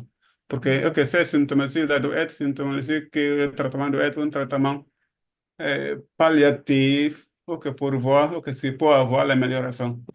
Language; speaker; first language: French; non-native, learner; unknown